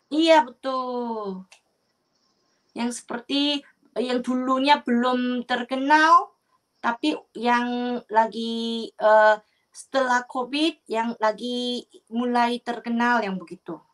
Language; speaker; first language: Indonesian; non-native, fluent; Korean